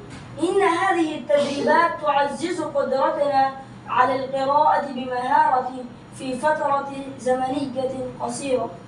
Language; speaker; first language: Arabic; non-native, learner; Urdu